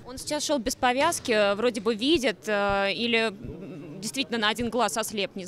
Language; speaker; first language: Russian; native; Russian